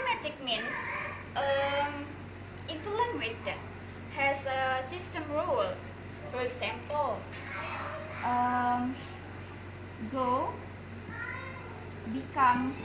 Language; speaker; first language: English; non-native, learner; Indonesian